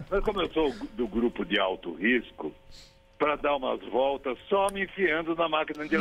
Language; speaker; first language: Portuguese; native; Portuguese